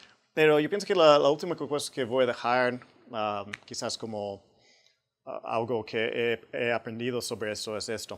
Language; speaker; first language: Spanish; non-native, fluent; English